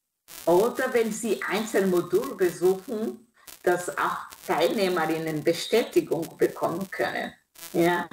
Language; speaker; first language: German; non-native, fluent; Kinyarwanda